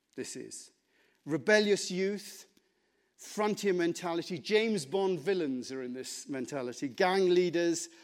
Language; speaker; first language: English; native; English